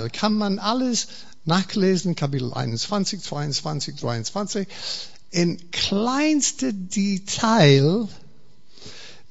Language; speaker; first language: German; non-native, fluent; English